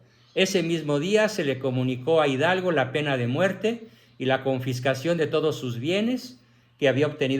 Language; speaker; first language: Spanish; native; Spanish